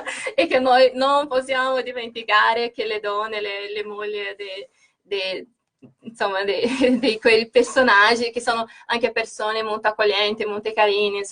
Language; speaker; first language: Italian; non-native, fluent; Portuguese